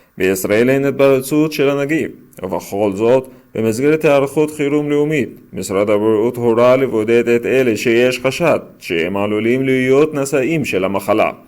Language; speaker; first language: Hebrew; non-native, learner; Arabic